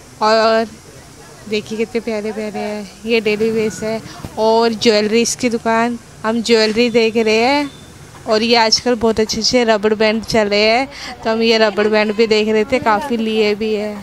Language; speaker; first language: Hindi; native; Hindi